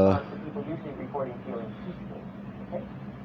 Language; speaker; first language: English; native; English